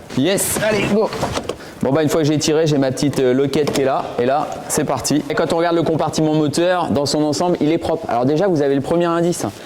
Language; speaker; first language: French; native; French